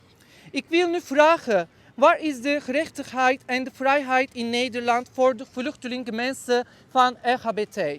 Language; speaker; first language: Dutch; non-native, fluent; Turkish